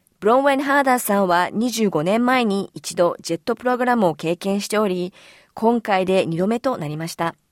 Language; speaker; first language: Japanese; native; Japanese